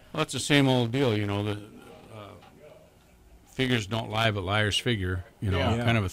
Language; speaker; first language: English; native; English